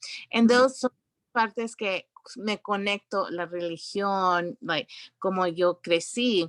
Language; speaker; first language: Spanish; early bilingual, heritage; Spanish